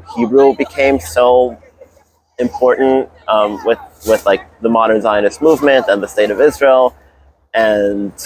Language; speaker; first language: English; native; English